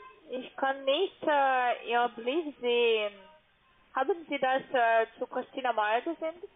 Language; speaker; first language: German; non-native, learner; Russian